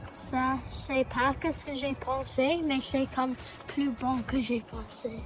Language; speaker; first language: French; non-native, learner; English